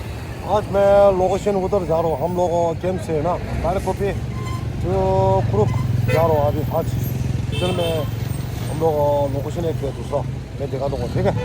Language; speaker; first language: Hindi; non-native, local second language; Tibetan